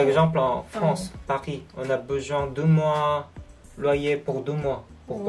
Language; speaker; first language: French; non-native, learner; Korean